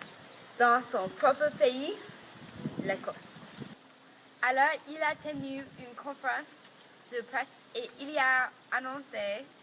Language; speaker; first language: French; non-native, learner; English